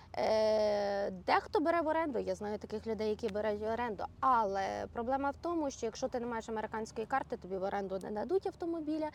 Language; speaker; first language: Ukrainian; native; Ukrainian